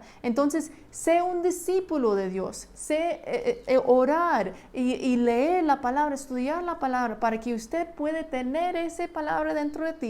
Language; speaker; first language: Spanish; non-native, fluent; English